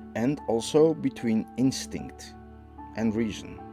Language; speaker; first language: English; non-native, fluent; Dutch